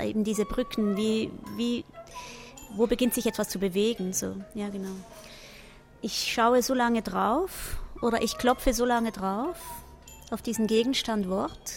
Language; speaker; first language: German; native; German